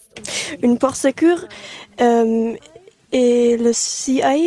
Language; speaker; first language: French; non-native, learner; German